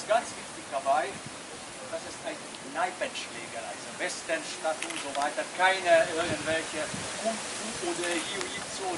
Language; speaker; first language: German; non-native, fluent; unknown